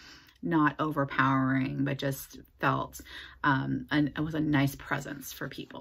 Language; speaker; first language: English; native; English